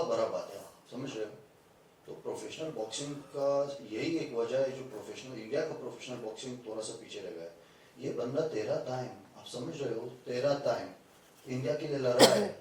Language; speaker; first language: Hindi; non-native, fluent; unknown